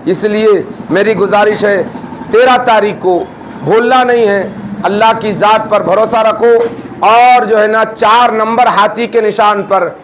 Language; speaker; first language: Urdu; native; Urdu